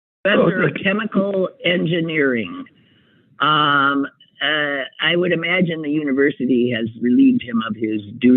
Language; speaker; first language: English; native; English